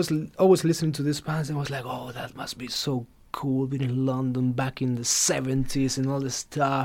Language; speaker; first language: English; non-native, fluent; Spanish